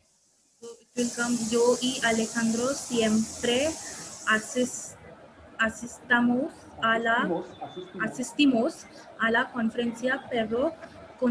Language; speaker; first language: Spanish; non-native, learner; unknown